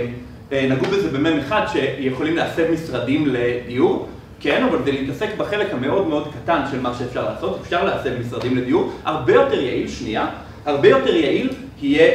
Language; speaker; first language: Hebrew; native; Hebrew